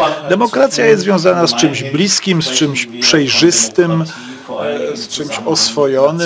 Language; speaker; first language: Polish; native; Polish